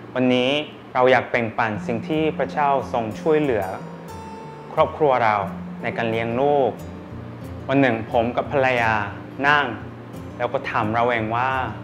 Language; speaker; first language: Thai; non-native, fluent; Korean